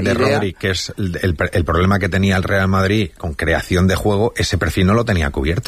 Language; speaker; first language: Spanish; native; Spanish